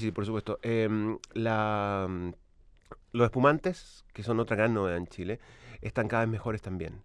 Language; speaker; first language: Spanish; native; Spanish